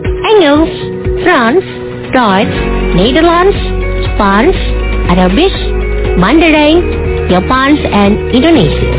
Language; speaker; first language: Dutch; non-native, learner; Indonesian